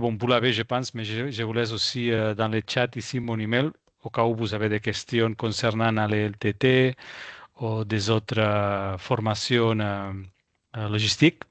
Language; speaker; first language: French; non-native, fluent; Spanish